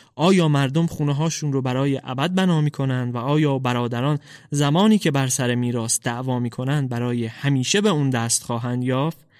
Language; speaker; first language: Persian; native; Persian